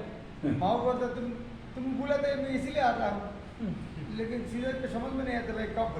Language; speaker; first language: Hindi; non-native, local second language; Bangla